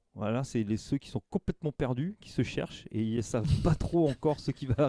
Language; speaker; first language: French; native; French